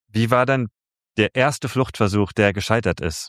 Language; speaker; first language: German; native; German